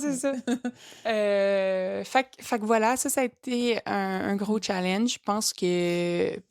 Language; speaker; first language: French; native; French